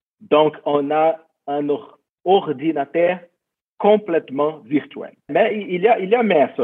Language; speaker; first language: French; non-native, fluent; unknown